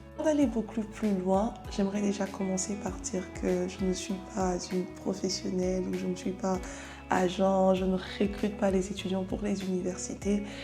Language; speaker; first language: French; non-native, local second language; Lingala